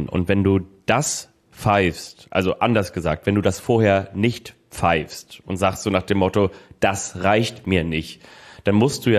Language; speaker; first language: German; native; German